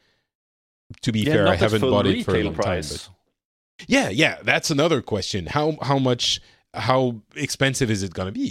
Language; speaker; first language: English; non-native, fluent; French